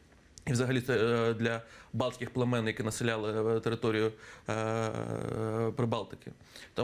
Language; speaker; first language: Ukrainian; native; Ukrainian